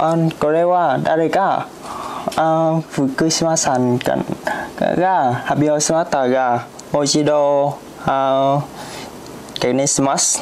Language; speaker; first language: Japanese; non-native, learner; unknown